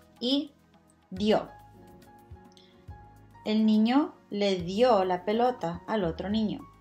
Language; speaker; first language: Spanish; early bilingual, heritage; Spanish